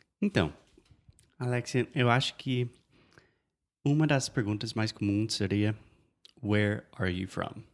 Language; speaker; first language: Portuguese; non-native, fluent; English